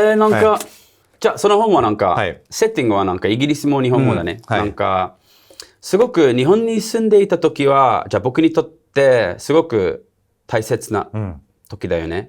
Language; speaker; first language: Japanese; non-native, learner; English